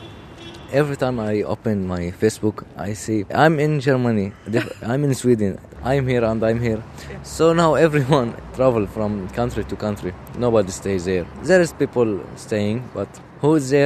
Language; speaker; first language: English; non-native, learner; Arabic